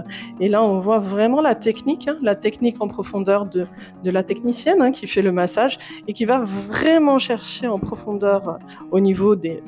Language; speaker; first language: French; native; French